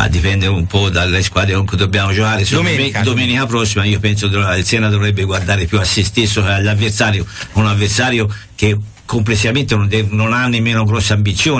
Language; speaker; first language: Italian; native; Italian